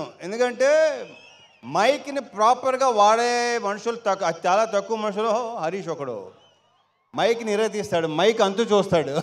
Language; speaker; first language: Telugu; native; Telugu